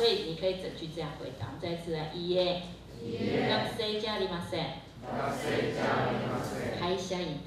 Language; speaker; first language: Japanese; non-native, fluent; Chinese